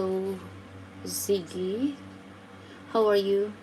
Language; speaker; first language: English; non-native, fluent; Filipino